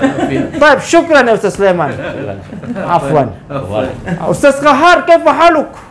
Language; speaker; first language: Arabic; non-native, fluent; Indonesian